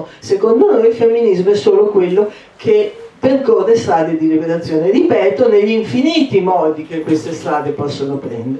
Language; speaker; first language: Italian; native; Italian